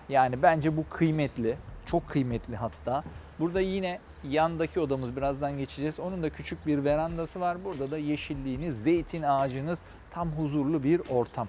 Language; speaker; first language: Turkish; native; Turkish